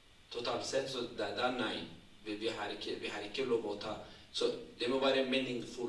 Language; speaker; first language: Norwegian; non-native, fluent; Tigrinya